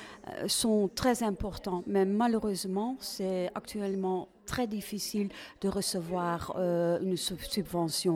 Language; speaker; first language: French; non-native, fluent; Dutch